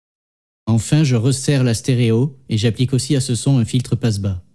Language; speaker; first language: French; native; French